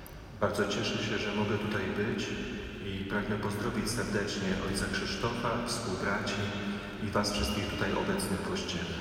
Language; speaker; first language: Polish; native; Polish